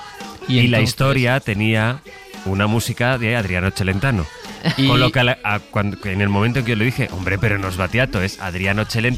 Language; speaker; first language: Spanish; native; Spanish